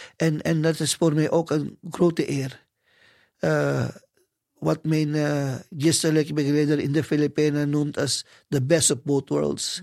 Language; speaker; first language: Dutch; non-native, fluent; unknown